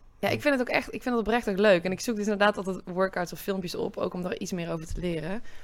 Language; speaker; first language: Dutch; native; Dutch